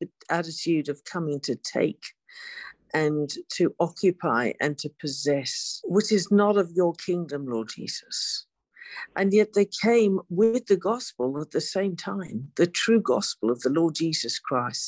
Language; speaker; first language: English; native; English